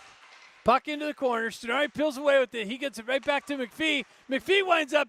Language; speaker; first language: English; native; English